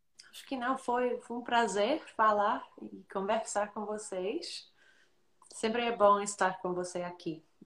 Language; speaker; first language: Portuguese; non-native, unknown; English